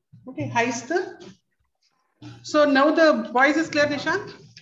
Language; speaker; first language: English; non-native, local second language; Tamil